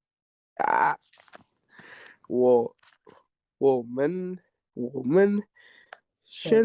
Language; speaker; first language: Chinese; non-native, learner; Indonesian